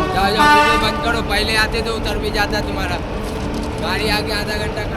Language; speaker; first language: Hindi; native; Hindi